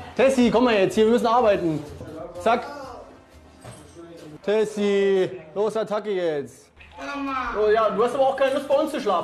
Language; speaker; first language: German; early bilingual, other home language; Polish